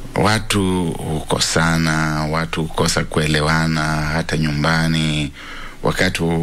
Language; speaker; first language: Swahili; non-native, local second language; Luyia